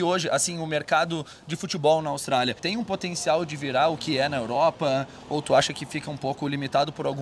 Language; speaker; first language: Portuguese; native; Portuguese